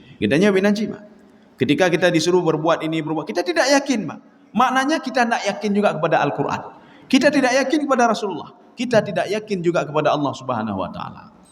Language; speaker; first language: Malay; non-native, local second language; Achinese